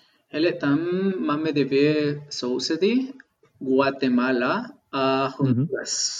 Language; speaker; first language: Czech; non-native, fluent; Spanish